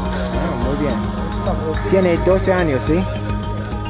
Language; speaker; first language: Spanish; non-native, learner; English